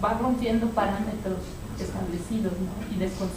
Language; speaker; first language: Spanish; native; Spanish